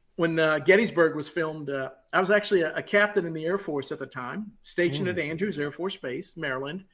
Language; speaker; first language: English; native; English